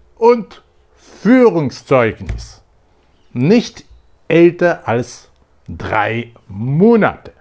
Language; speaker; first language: German; non-native, fluent; Polish